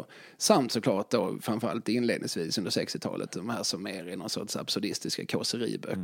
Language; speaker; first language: Swedish; native; Swedish